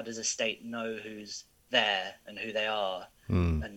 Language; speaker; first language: English; native; English